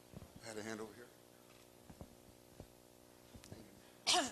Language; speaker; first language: English; native; English